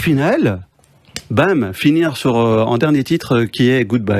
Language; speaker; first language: French; native; French